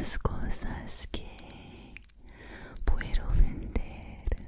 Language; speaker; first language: Spanish; non-native, learner; English